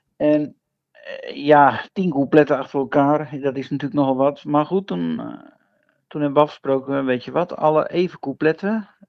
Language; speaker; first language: Dutch; native; Dutch